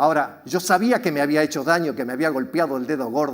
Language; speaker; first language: Spanish; native; Spanish